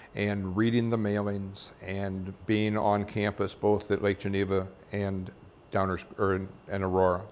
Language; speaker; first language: English; native; English